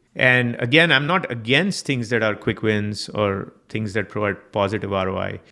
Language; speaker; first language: English; non-native, local second language; Gujarati